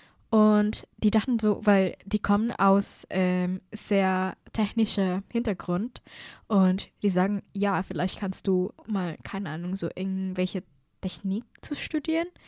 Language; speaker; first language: German; non-native, fluent; Indonesian